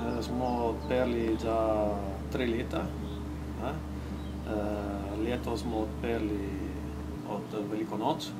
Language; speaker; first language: Slovenian; early bilingual, heritage; Slovenian